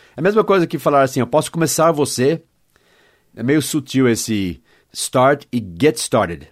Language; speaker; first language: Portuguese; non-native, fluent; English